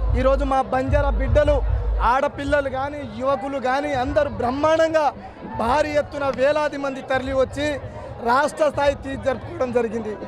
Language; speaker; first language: Telugu; non-native, local second language; Lambadi